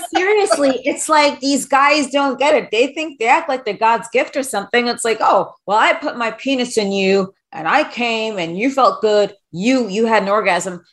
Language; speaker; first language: English; native; English